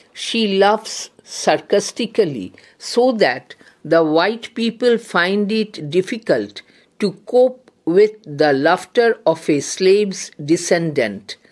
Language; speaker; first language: English; non-native, local second language; Bangla